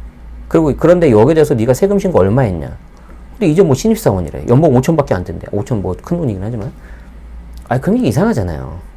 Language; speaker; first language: Korean; native; Korean